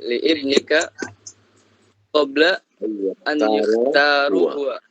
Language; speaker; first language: Arabic; non-native, learner; Indonesian